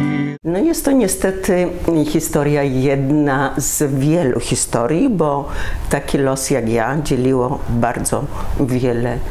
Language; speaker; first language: Polish; early bilingual, other home language; Greek